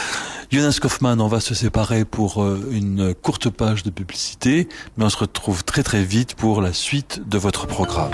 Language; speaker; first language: French; native; French